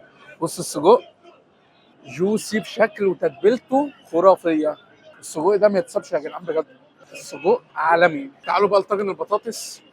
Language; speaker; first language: Arabic; native; Arabic